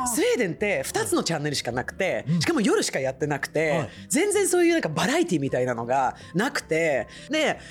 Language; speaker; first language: Japanese; non-native, fluent; Swedish